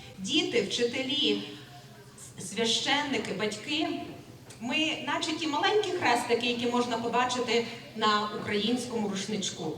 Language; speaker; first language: Ukrainian; native; Ukrainian